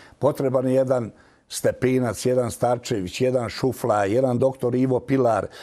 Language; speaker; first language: Croatian; native; Croatian